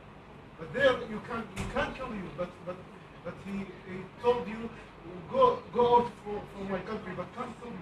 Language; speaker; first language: English; non-native, learner; Arabic